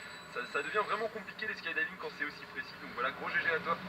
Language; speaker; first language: French; native; French